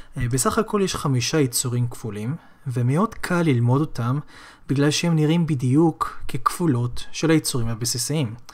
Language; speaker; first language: Hebrew; native; Hebrew